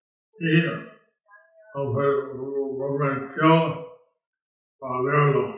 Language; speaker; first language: Spanish; non-native, learner; English